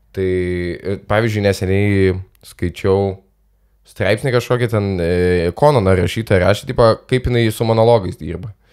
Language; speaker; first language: Lithuanian; non-native, local second language; Russian